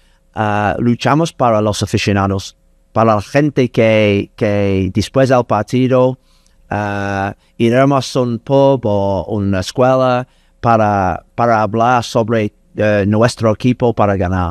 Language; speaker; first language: Spanish; non-native, learner; English